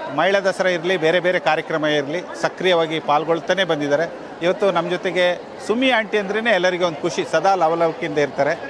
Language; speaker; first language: Kannada; non-native, local second language; Kodava